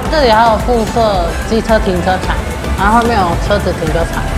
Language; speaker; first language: Chinese; native; Chinese